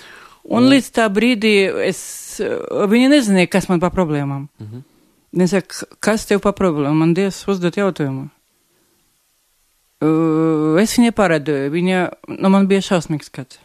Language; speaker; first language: Latvian; non-native, local second language; Russian